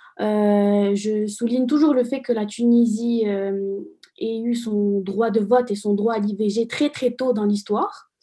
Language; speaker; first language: French; non-native, local second language; Arabic